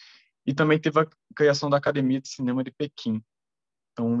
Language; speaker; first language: Portuguese; native; Portuguese